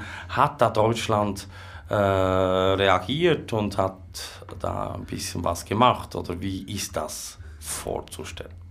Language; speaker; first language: German; native; German